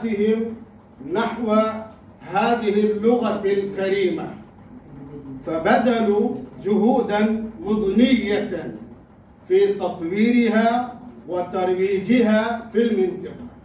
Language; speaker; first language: Arabic; non-native, fluent; Urdu